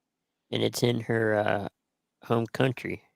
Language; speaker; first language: English; native; English